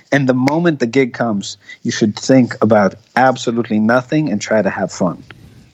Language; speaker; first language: English; non-native, fluent; Hebrew